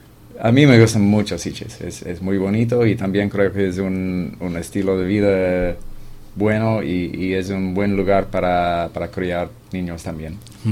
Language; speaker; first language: Spanish; non-native, fluent; English